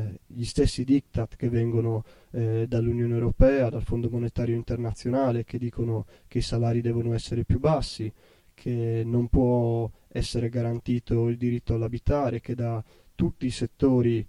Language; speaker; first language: Italian; native; Italian